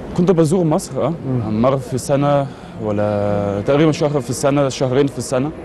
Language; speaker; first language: Arabic; early bilingual, heritage; Arabic